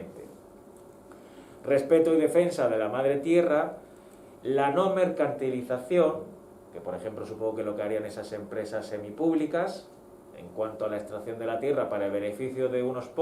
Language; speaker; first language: Spanish; native; Spanish